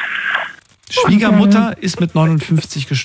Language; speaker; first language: German; native; German